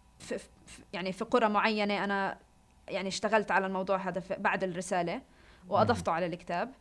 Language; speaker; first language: Arabic; early bilingual, heritage; Arabic